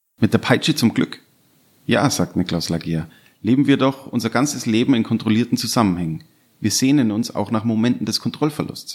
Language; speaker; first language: German; native; German